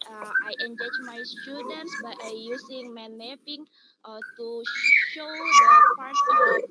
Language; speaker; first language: English; non-native, fluent; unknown